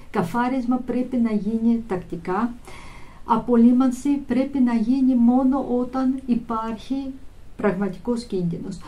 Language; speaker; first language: Greek; non-native, fluent; Russian